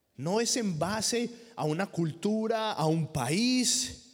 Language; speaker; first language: Spanish; native; Spanish